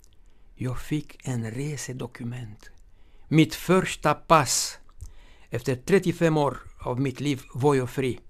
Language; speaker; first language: Swedish; non-native, fluent; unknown